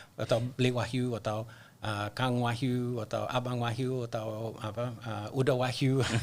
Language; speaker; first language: Indonesian; non-native, fluent; English